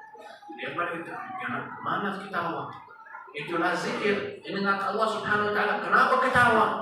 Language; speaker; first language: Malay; non-native, fluent; Arabic